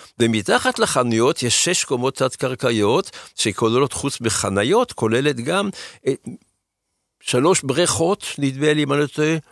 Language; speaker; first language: Hebrew; early bilingual, other home language; German